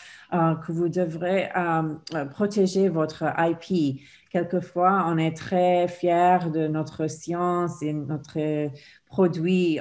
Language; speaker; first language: French; non-native, fluent; English